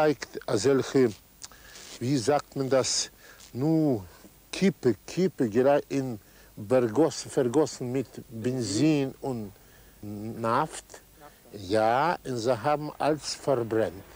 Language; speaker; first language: German; non-native, learner; Yiddish